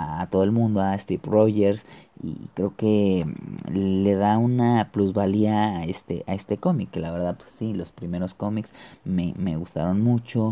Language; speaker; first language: Spanish; native; Spanish